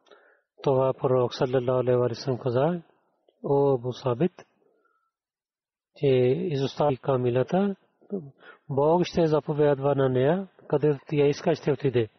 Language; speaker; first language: Bulgarian; non-native, learner; Urdu